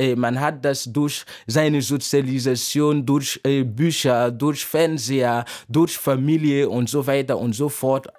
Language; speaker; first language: German; non-native, fluent; Mossi